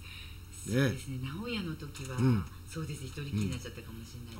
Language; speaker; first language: Japanese; native; Japanese